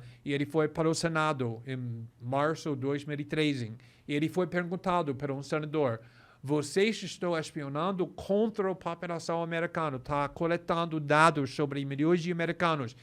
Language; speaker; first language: Portuguese; non-native, fluent; English